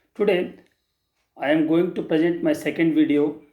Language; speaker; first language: English; non-native, local second language; Kannada